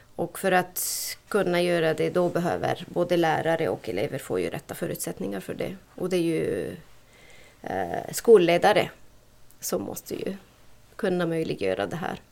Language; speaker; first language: Swedish; non-native, fluent; Arabic